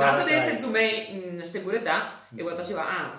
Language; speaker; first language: Japanese; non-native, learner; Italian